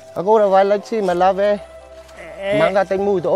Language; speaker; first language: Portuguese; non-native, learner; Vietnamese